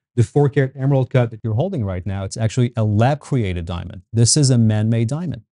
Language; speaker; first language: English; non-native, fluent; Hebrew